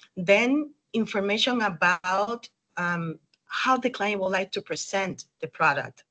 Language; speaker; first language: English; non-native, fluent; Spanish